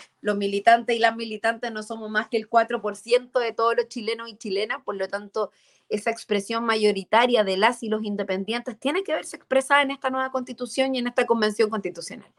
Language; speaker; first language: Spanish; native; Spanish